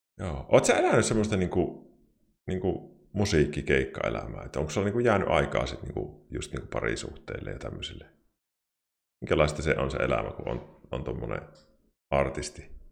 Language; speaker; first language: Finnish; native; Finnish